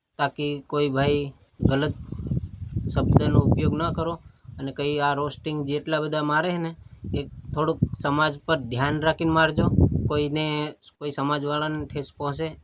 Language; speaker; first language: Gujarati; non-native, local second language; Bhili